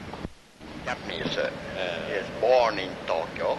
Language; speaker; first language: English; non-native, learner; Japanese